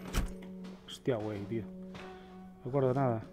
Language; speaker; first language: Spanish; native; Spanish